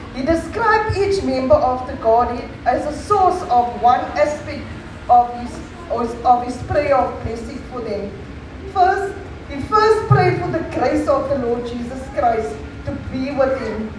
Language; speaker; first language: English; non-native, local second language; Afrikaans